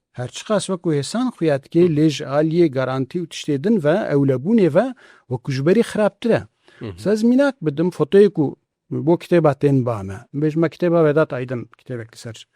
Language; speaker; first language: Kurdish; native; Kurdish